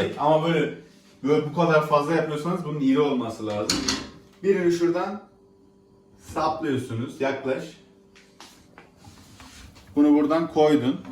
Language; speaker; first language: Turkish; native; Turkish